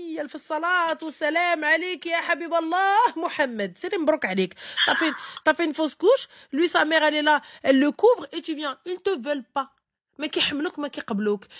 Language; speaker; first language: French; early bilingual, other home language; Arabic